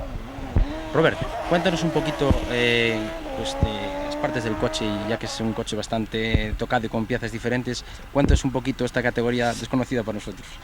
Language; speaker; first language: Spanish; native; Spanish